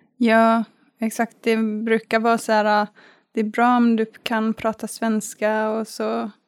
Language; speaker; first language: Swedish; early bilingual, other home language; Finnish